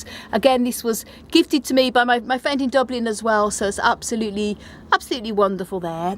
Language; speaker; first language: English; native; English